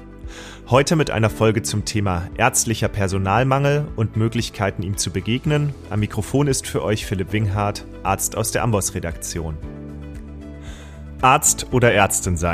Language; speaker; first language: German; native; German